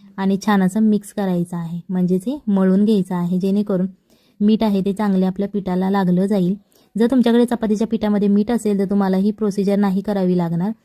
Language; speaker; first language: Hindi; non-native, local second language; Marathi